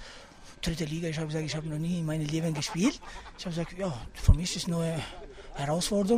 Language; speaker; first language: German; non-native, fluent; Albanian